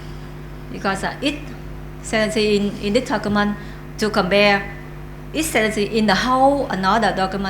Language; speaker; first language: English; non-native, learner; Vietnamese